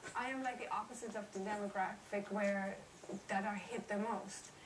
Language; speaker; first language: English; non-native, fluent; Dutch